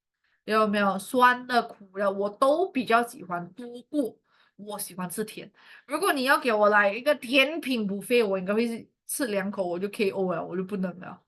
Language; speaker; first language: Chinese; native; Chinese